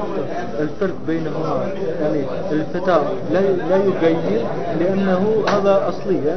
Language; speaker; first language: Arabic; non-native, learner; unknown